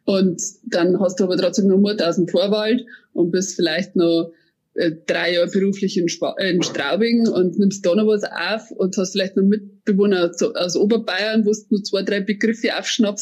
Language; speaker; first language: German; native; German